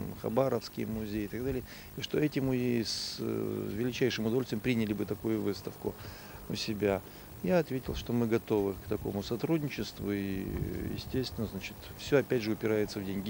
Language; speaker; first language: Russian; native; Russian